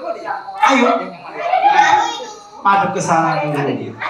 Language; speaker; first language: Indonesian; native; Indonesian